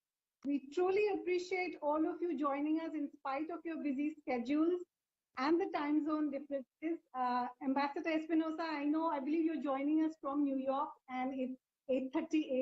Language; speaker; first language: English; non-native, local second language; Hindi